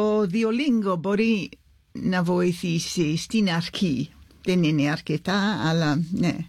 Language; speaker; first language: Greek; non-native, fluent; English